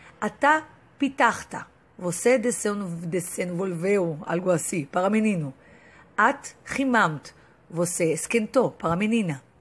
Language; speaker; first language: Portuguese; non-native, fluent; Hebrew